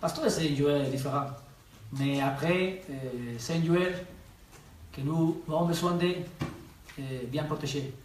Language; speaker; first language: French; non-native, learner; Spanish